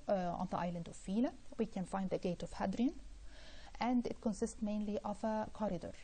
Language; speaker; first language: English; non-native, fluent; Arabic